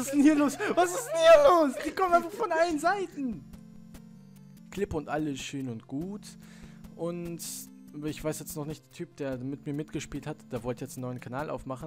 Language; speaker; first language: German; native; German